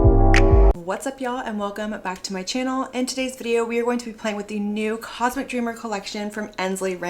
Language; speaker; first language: English; native; English